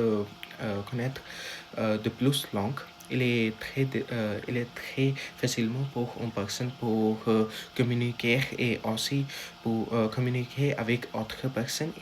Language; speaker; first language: French; non-native, learner; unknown